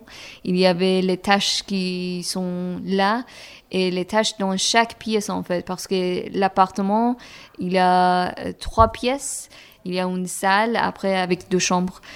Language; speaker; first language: French; non-native, fluent; Persian